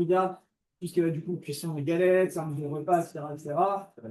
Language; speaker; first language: French; native; French